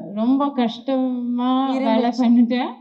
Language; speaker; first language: Tamil; non-native, learner; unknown